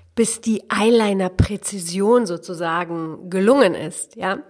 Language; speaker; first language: German; early bilingual, other home language; Polish